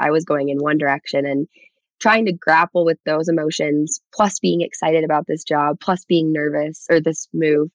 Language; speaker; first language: English; native; English